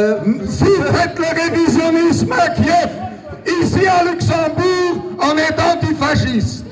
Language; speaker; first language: French; non-native, local second language; Luxembourgish